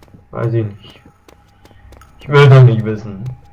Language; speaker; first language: German; native; German